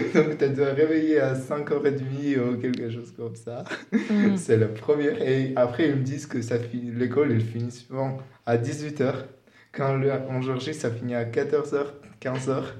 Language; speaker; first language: French; non-native, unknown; Georgian